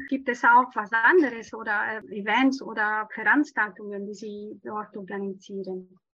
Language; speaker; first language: German; non-native, fluent; Italian